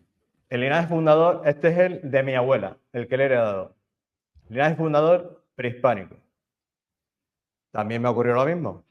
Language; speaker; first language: Spanish; native; Spanish